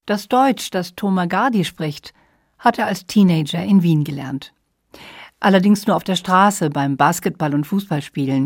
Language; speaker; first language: German; native; German